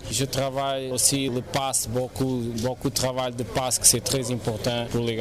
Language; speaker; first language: French; non-native, learner; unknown